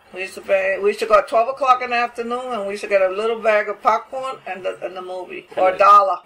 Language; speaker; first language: English; native; English